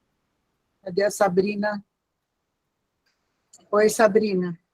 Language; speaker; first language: Portuguese; native; Portuguese